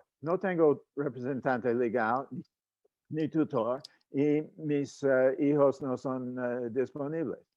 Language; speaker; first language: Spanish; non-native, fluent; English